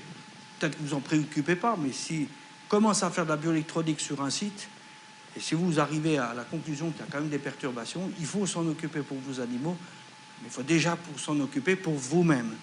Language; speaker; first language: French; native; French